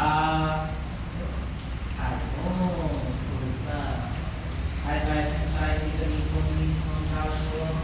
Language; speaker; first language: Vietnamese; non-native, fluent; Hindi